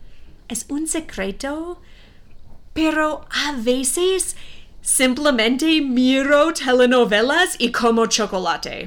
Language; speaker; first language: Spanish; non-native, fluent; English